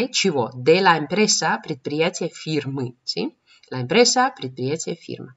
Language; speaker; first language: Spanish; non-native, fluent; Russian